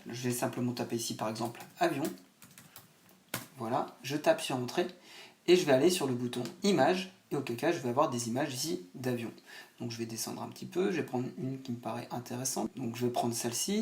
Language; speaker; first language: French; native; French